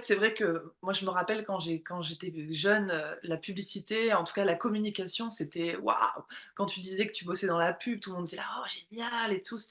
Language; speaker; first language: French; native; French